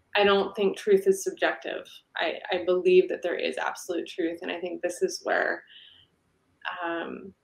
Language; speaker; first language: English; native; English